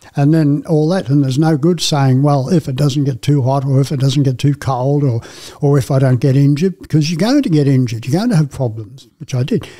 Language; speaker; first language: English; native; English